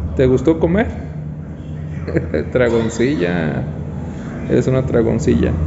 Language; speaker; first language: Spanish; native; Spanish